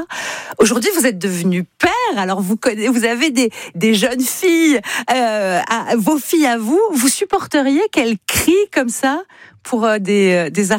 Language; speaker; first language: French; native; French